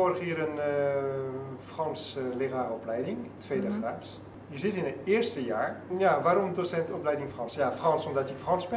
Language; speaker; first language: Dutch; non-native, fluent; French